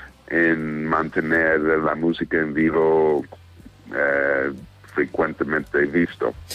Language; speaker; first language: Spanish; non-native, fluent; English